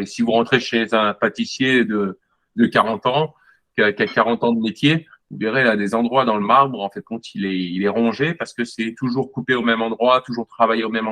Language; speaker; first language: French; native; French